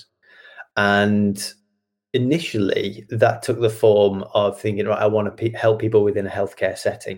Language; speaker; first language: English; native; English